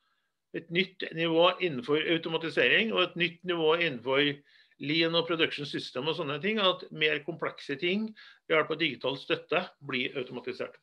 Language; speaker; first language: Norwegian; native; Norwegian